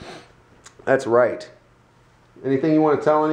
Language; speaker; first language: English; native; English